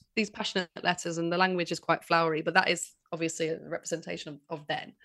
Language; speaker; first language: English; native; English